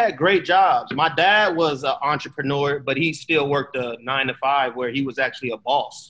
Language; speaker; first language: English; native; English